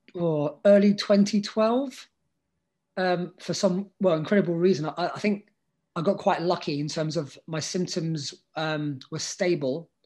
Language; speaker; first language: English; native; English